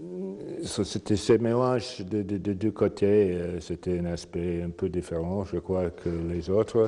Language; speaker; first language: French; non-native, fluent; English